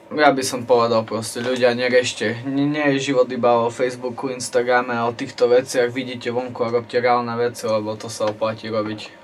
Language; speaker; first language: Slovak; native; Slovak